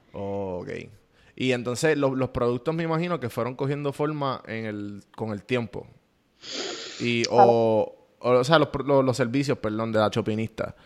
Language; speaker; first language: Spanish; native; Spanish